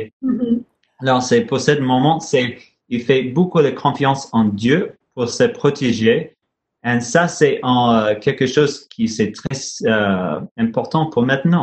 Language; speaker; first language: French; non-native, learner; English